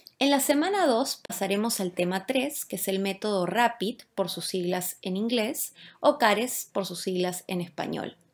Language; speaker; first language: Spanish; native; Spanish